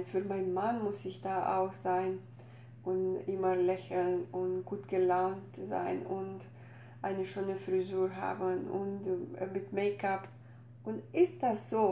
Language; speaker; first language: German; non-native, fluent; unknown